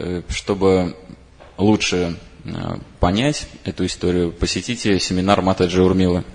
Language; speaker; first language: Russian; native; Russian